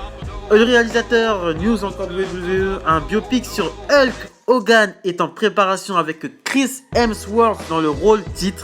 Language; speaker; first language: French; native; French